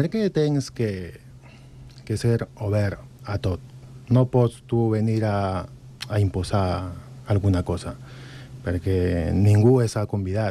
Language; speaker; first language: Catalan; non-native, fluent; Spanish